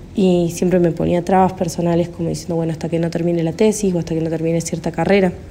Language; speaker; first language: Spanish; native; Spanish